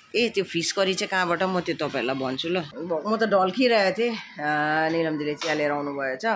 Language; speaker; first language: Nepali; native; Nepali